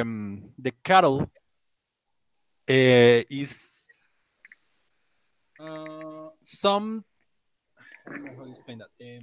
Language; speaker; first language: English; non-native, learner; Spanish